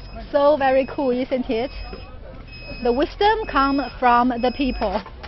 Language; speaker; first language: English; non-native, fluent; Chinese